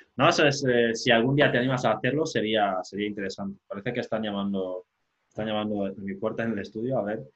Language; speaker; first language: Spanish; non-native, local second language; Fang